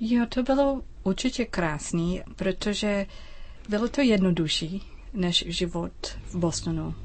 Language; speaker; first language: Czech; non-native, learner; English